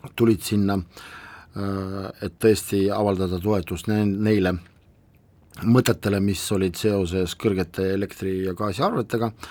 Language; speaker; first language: Estonian; non-native, local second language; Russian